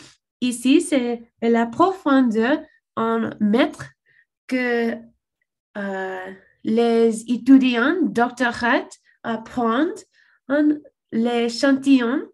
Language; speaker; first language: French; non-native, learner; English